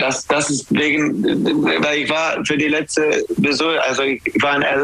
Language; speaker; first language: German; non-native, learner; English